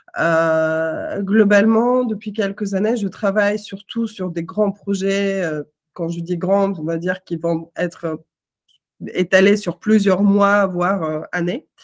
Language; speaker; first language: French; non-native, fluent; Russian